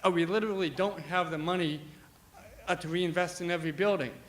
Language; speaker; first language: English; native; English